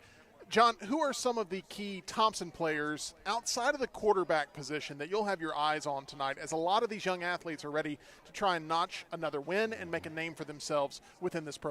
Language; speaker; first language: English; native; English